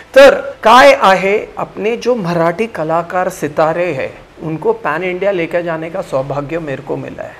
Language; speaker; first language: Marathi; non-native, local second language; Punjabi